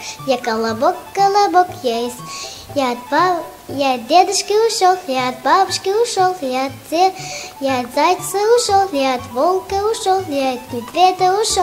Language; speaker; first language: Russian; non-native, local second language; Tajik